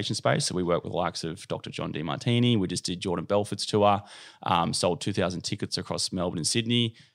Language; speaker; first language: English; native; English